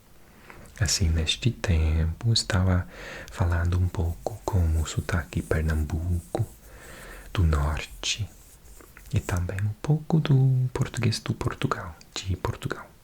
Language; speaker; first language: Portuguese; non-native, fluent; English